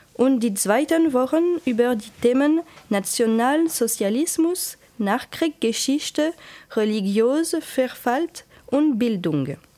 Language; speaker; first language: German; non-native, learner; French